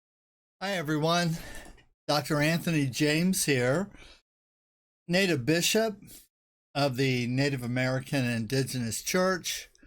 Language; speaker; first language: English; native; English